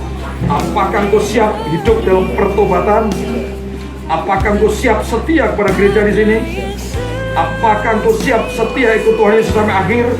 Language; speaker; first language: Indonesian; native; Indonesian